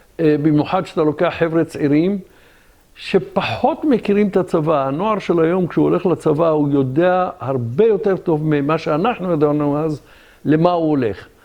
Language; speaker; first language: Hebrew; early bilingual, other home language; Arabic